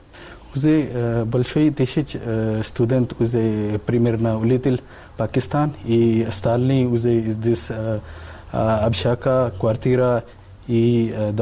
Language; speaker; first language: Russian; non-native, learner; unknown